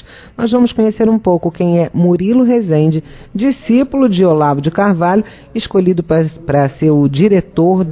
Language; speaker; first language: Portuguese; native; Portuguese